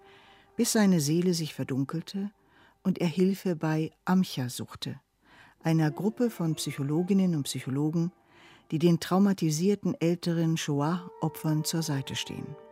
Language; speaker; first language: German; native; German